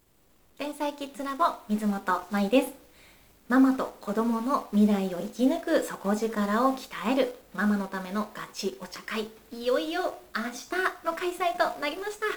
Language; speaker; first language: Japanese; native; Japanese